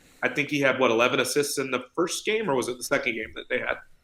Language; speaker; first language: English; native; English